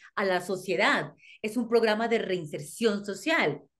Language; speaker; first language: Spanish; native; Spanish